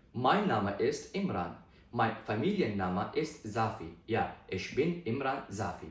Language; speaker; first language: German; non-native, fluent; Pashto